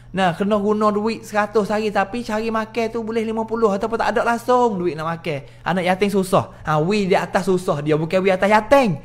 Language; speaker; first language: Malay; native; Malay